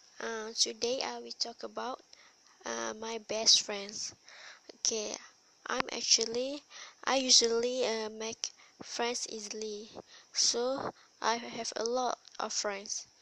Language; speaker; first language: English; non-native, learner; Malay